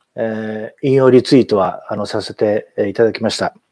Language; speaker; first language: Japanese; native; Japanese